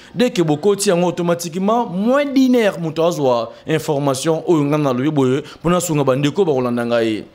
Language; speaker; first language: Lingala; native; Lingala